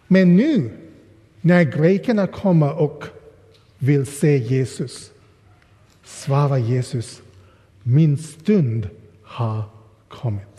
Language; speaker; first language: Swedish; non-native, fluent; English